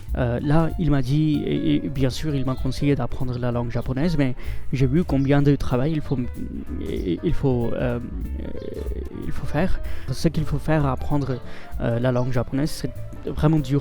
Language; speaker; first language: French; non-native, fluent; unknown